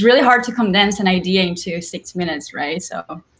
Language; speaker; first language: English; non-native, fluent; Portuguese